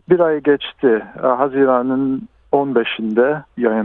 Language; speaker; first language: Turkish; early bilingual, heritage; Turkish